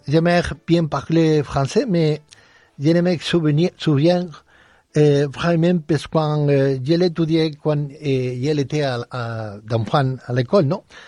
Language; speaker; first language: French; non-native, learner; Spanish